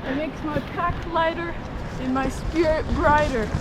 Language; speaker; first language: English; native; English